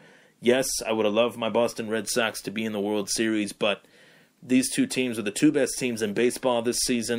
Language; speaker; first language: English; native; English